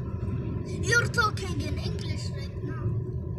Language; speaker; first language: English; non-native, learner; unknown